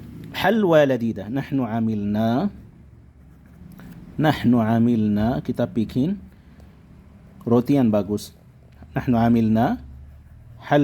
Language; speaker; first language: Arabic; non-native, fluent; Indonesian